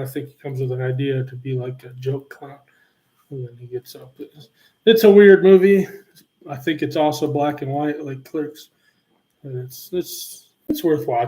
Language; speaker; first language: English; native; English